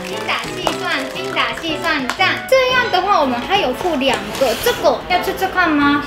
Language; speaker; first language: Chinese; non-native, fluent; Japanese